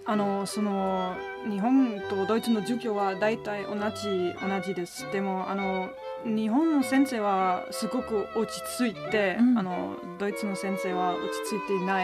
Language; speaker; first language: Japanese; non-native, learner; German